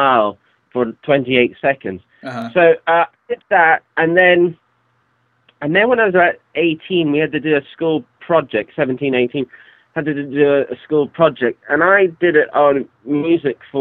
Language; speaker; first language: English; native; English